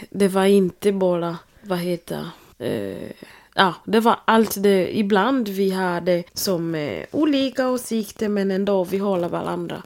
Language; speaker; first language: Swedish; non-native, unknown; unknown